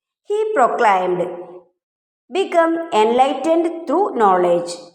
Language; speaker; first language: English; non-native, local second language; Malayalam